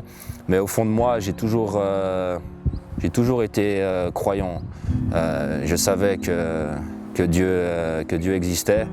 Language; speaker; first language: French; native; French